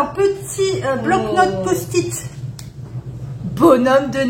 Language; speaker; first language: French; native; French